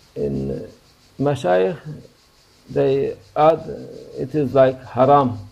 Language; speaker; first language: English; non-native, learner; Turkish